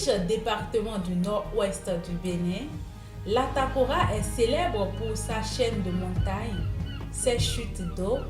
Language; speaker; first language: French; native; French